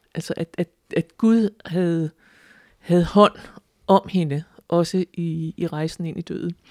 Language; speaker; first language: Danish; native; Danish